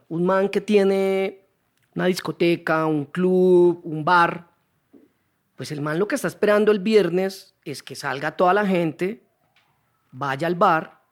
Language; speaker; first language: Spanish; native; Spanish